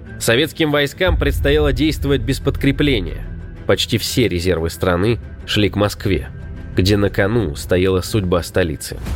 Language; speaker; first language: Russian; native; Russian